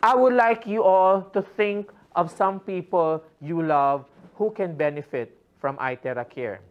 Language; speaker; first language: English; non-native, local second language; Filipino